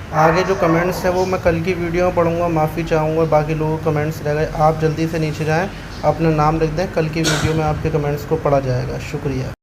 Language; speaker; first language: Hindi; native; Hindi